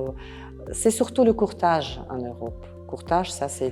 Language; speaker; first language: French; non-native, fluent; Russian